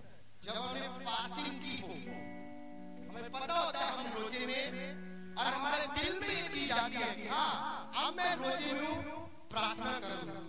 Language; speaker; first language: Hindi; non-native, local second language; Punjabi